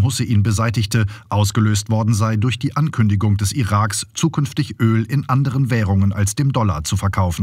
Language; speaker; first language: German; native; German